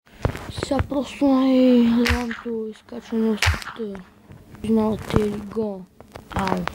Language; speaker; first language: Bulgarian; native; Bulgarian